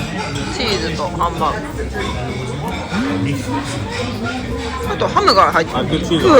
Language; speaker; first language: Japanese; native; Japanese